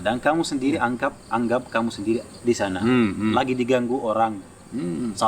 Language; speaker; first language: Indonesian; non-native, fluent; Arabic